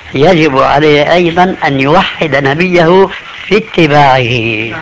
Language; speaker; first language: Arabic; early bilingual, other home language; Albanian